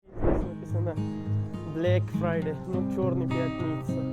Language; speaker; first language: Russian; non-native, learner; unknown